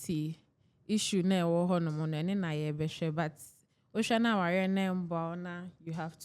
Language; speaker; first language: English; non-native, local second language; Akan